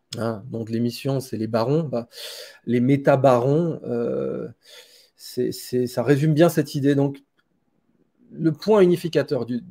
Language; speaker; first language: French; native; French